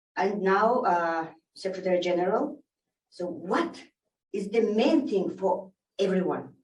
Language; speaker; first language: English; non-native, learner; Mongolian